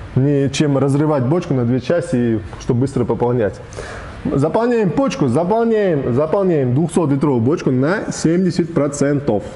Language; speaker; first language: Russian; non-native, local second language; Uzbek